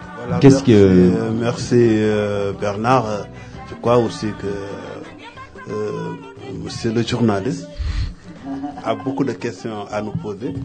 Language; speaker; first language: French; non-native, local second language; Wolof